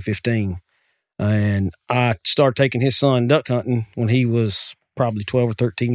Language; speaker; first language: English; native; English